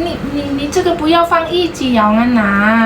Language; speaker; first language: Chinese; non-native, fluent; Indonesian